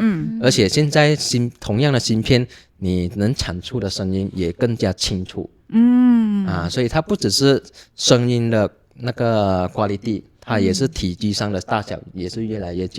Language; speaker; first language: Chinese; non-native, local second language; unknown